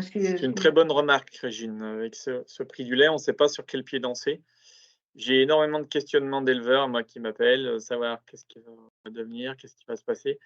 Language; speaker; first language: French; native; French